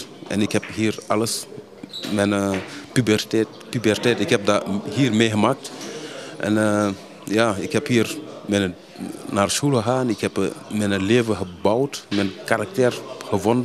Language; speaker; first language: Dutch; early bilingual, other home language; Wolof